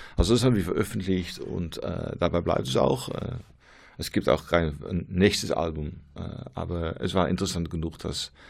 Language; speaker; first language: German; non-native, learner; Dutch